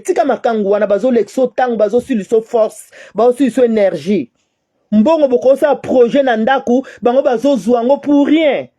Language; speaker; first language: French; non-native, local second language; Lingala